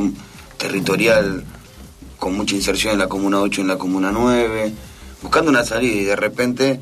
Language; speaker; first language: Spanish; native; Spanish